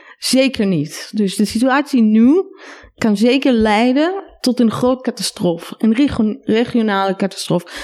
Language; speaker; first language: Dutch; non-native, fluent; Hebrew